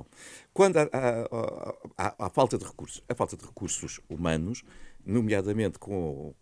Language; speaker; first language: Portuguese; native; Portuguese